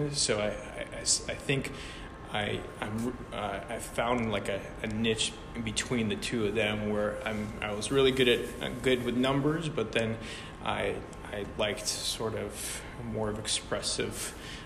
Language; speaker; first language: English; early bilingual, other home language; Ukrainian